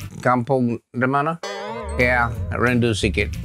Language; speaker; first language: Indonesian; non-native, learner; English